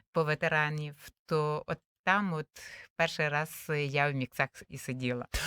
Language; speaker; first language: Ukrainian; native; Ukrainian